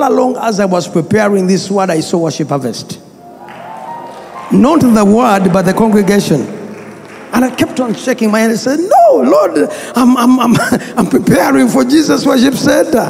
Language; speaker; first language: English; non-native, local second language; Ganda